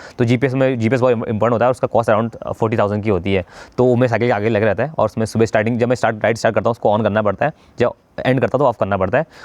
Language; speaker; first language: Hindi; native; Hindi